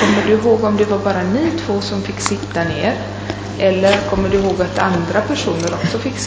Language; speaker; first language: Swedish; non-native, fluent; Italian